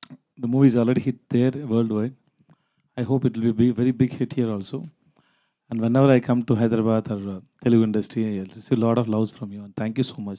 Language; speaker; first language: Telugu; non-native, learner; Tamil